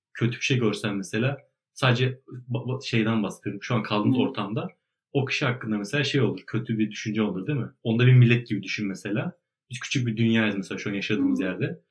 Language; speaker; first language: Turkish; native; Turkish